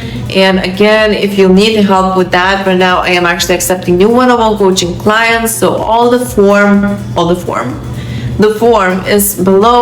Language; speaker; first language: English; non-native, fluent; Lithuanian